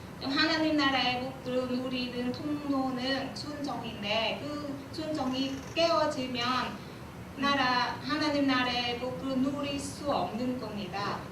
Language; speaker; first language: Korean; non-native, learner; Vietnamese